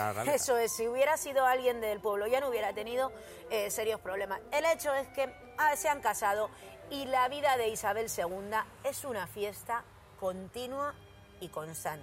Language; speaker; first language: Spanish; native; Spanish